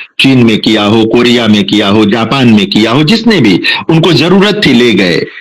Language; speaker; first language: Hindi; non-native, local second language; Bhojpuri